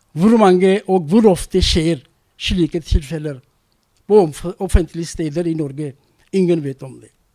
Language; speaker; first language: Norwegian; non-native, learner; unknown